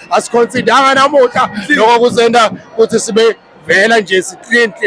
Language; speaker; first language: Zulu; non-native, local second language; Swati